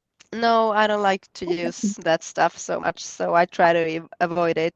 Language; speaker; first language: English; non-native, fluent; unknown